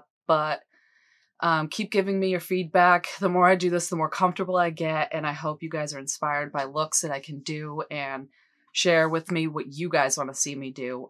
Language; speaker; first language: English; native; English